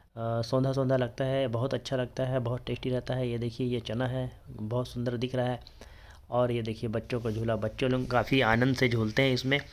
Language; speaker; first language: Hindi; native; Hindi